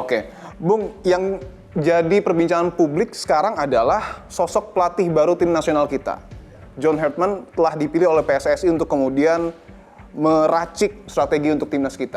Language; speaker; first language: Indonesian; native; Indonesian